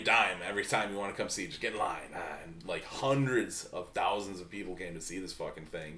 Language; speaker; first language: English; native; English